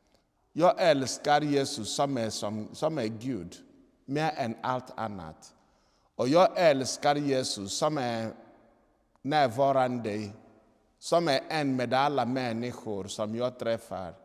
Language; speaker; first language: Swedish; non-native, fluent; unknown